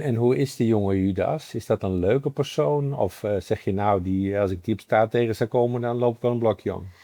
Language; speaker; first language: Dutch; native; Dutch